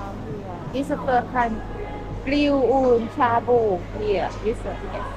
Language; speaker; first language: German; non-native, learner; Thai